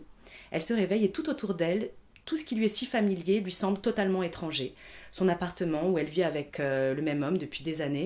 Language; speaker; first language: French; native; French